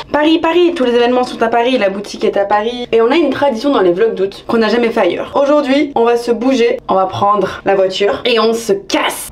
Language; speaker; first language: French; native; French